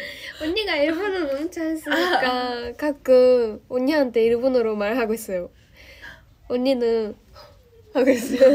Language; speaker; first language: Korean; non-native, learner; Japanese